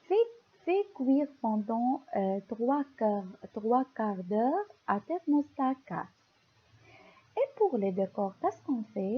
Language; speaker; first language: French; non-native, local second language; Arabic